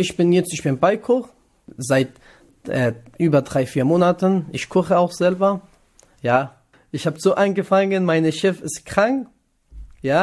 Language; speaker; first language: German; non-native, learner; Kurdish